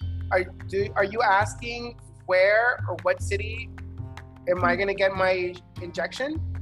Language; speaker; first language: English; non-native, fluent; Spanish